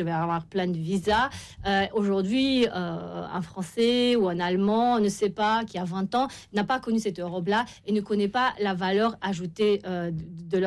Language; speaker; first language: French; non-native, fluent; Romanian